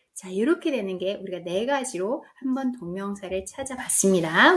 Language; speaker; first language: Korean; native; Korean